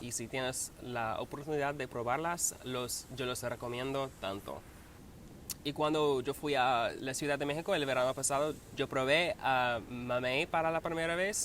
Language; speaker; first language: Spanish; non-native, learner; English